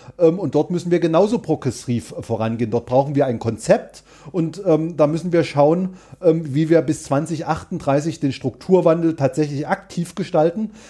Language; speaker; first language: German; native; German